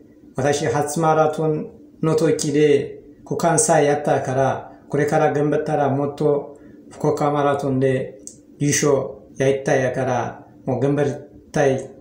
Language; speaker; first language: Japanese; non-native, learner; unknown